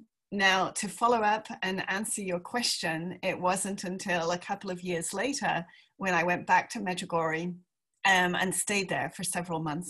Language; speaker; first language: English; native; English